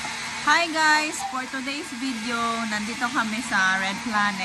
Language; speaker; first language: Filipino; native; Filipino